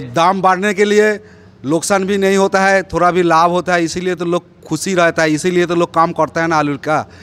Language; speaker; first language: Hindi; non-native, local second language; Bangla